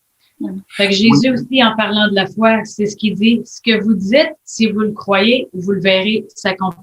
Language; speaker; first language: French; native; French